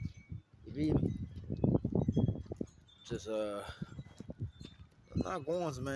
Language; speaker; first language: English; native; English